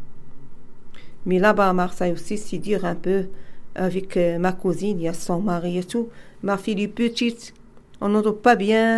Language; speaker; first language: French; non-native, learner; Arabic